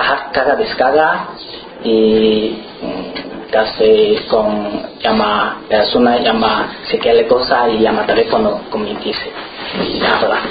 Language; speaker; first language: Spanish; non-native, learner; Chinese